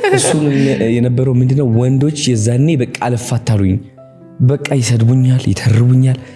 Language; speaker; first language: Amharic; early bilingual, heritage; Amharic